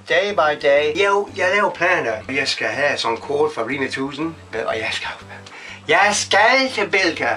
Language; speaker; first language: Danish; non-native, learner; Polish